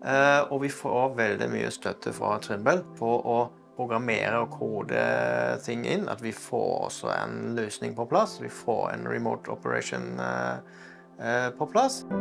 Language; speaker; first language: Norwegian; non-native, fluent; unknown